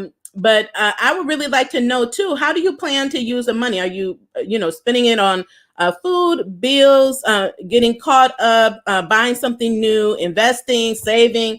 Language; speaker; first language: English; native; English